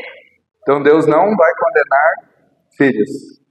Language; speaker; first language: Portuguese; native; Portuguese